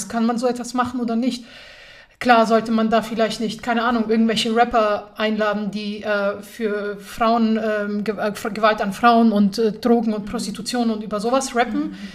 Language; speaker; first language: German; early bilingual, other home language; Persian